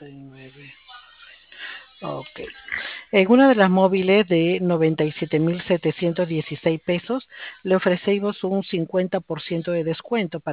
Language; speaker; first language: Spanish; native; Spanish